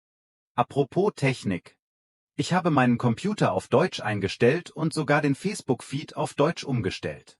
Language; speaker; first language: German; non-native, fluent; Vietnamese